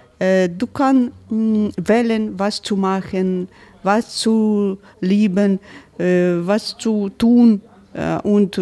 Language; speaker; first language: German; non-native, learner; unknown